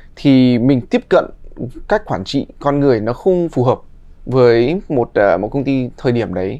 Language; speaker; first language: Vietnamese; early bilingual, heritage; Vietnamese